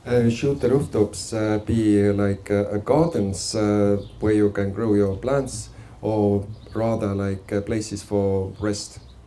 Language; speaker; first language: English; non-native, fluent; Estonian